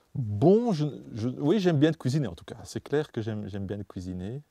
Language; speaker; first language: French; non-native, fluent; Dutch